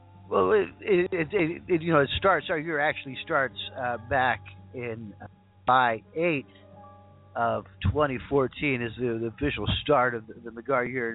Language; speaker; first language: English; native; English